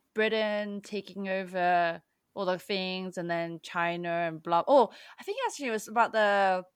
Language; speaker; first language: English; early bilingual, other home language; Cantonese